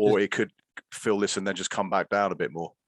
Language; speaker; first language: English; native; English